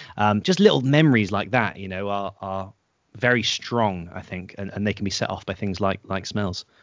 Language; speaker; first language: English; native; English